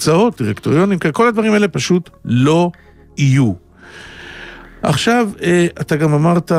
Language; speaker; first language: Hebrew; native; Hebrew